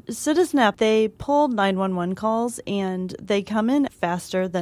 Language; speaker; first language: English; native; English